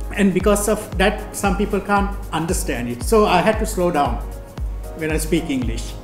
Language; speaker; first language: English; non-native, local second language; Sinhala